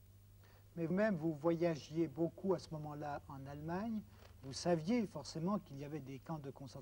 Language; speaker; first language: French; native; French